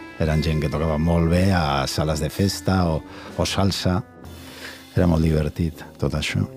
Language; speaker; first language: Catalan; non-native, local second language; Spanish